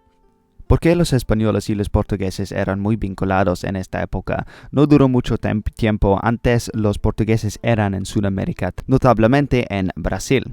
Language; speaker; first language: Spanish; non-native, learner; English